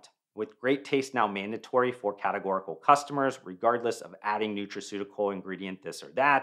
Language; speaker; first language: English; native; English